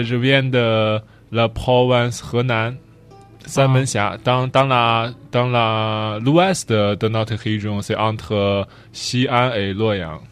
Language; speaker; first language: French; non-native, learner; Chinese